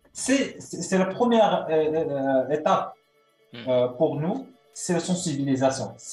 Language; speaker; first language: French; non-native, local second language; Arabic